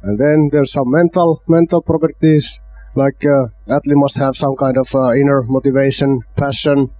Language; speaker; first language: English; non-native, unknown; Finnish